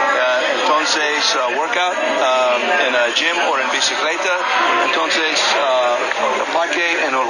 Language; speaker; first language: Spanish; non-native, learner; English